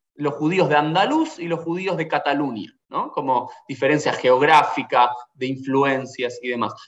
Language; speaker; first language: Spanish; native; Spanish